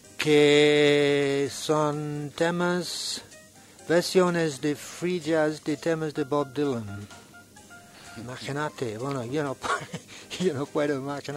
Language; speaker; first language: Spanish; non-native, learner; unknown